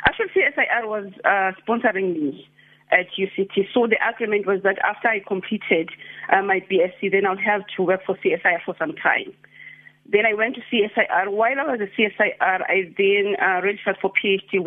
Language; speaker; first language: English; non-native, local second language; Xhosa